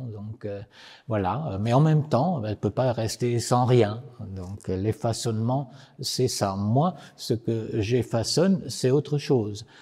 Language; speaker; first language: French; non-native, local second language; Italian